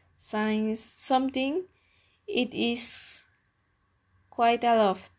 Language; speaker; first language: English; non-native, learner; Spanish